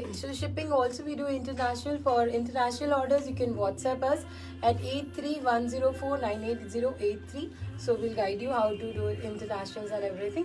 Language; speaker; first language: English; non-native, local second language; Hindi